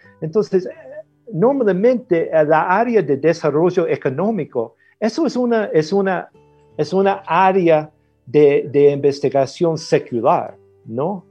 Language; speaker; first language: Spanish; non-native, fluent; English